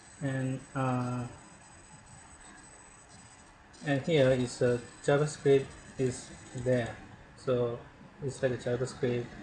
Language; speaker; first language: English; non-native, learner; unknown